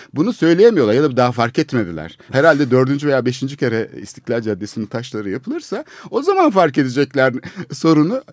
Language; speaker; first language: Turkish; native; Turkish